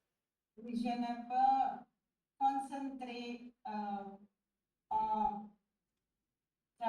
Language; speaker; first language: French; non-native, learner; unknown